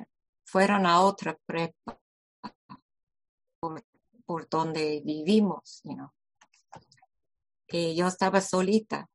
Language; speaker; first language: Spanish; non-native, fluent; English